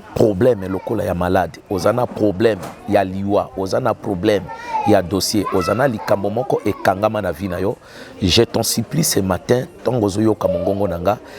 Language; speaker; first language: Lingala; native; Lingala